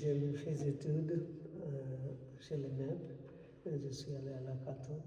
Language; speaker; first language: French; non-native, fluent; Bangla